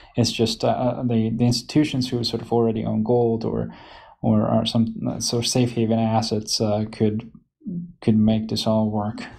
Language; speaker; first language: English; non-native, fluent; Hungarian